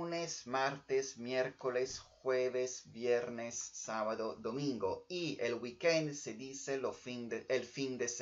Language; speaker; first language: Spanish; non-native, fluent; Italian